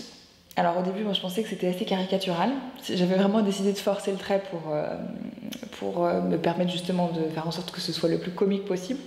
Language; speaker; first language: French; native; French